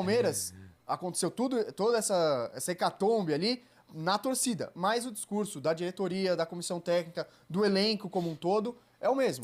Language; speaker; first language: Portuguese; native; Portuguese